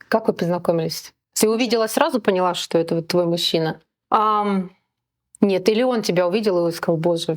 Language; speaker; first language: Russian; native; Russian